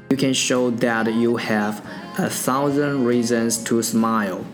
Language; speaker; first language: English; non-native, learner; Chinese